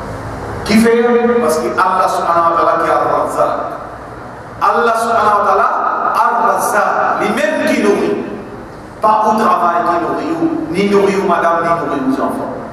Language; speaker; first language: French; non-native, local second language; Morisyen